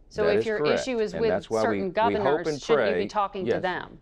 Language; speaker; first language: English; native; English